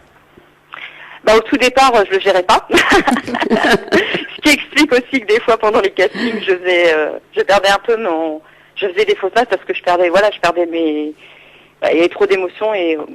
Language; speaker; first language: French; native; French